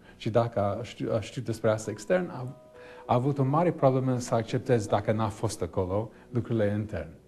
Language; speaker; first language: Romanian; non-native, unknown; English